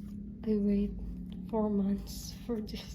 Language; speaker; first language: English; non-native, learner; Indonesian